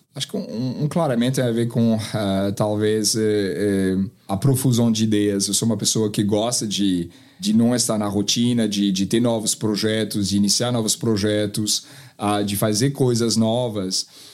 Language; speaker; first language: Portuguese; non-native, fluent; French